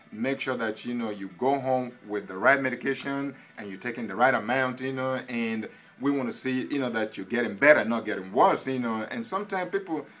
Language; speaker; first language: English; non-native, local second language; Igbo